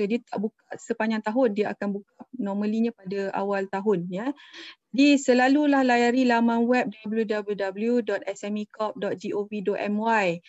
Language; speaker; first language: Malay; native; Malay